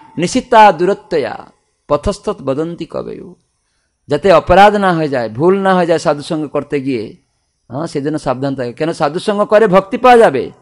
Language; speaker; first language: Bangla; non-native, fluent; Odia